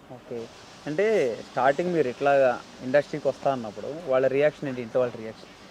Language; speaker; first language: Telugu; native; Telugu